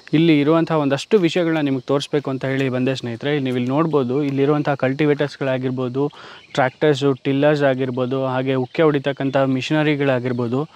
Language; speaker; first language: Kannada; native; Kannada